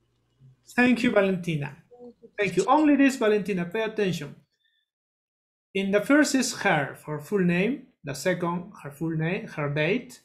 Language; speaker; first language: English; non-native, learner; Spanish